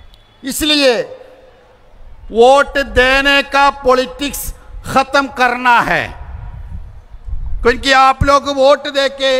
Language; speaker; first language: Hindi; non-native, local second language; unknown